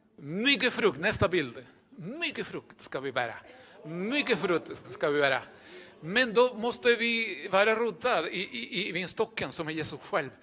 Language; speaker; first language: Swedish; non-native, fluent; Spanish